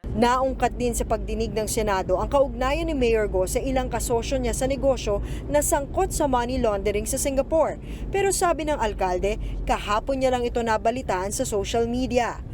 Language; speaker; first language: Filipino; native; Filipino